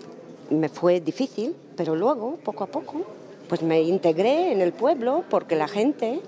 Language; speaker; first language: Spanish; non-native, fluent; Romanian